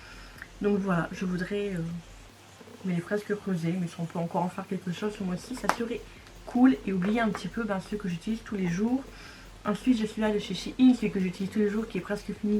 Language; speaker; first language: French; native; French